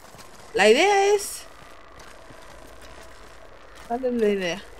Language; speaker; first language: Spanish; native; Spanish